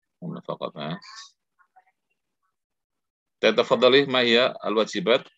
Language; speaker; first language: Arabic; non-native, fluent; Indonesian